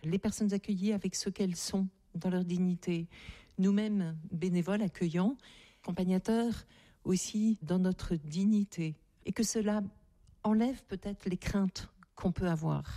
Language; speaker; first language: French; native; French